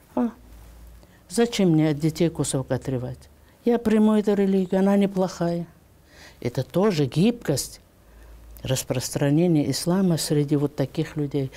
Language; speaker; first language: Russian; non-native, local second language; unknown